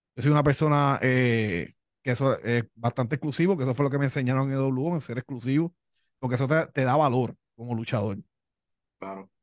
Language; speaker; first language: Spanish; native; Spanish